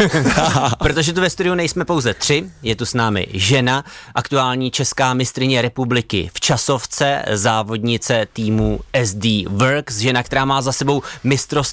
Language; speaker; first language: Czech; native; Czech